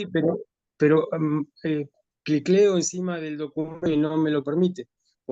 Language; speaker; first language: Spanish; native; Spanish